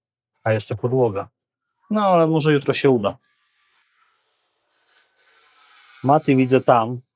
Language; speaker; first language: Polish; native; Polish